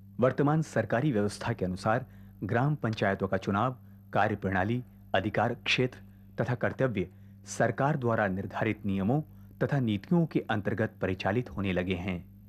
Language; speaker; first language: Hindi; native; Hindi